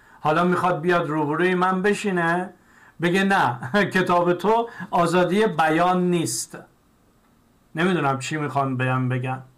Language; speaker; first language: Persian; native; Persian